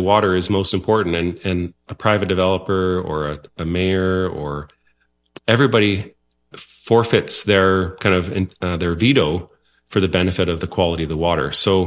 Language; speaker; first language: English; non-native, fluent; Dutch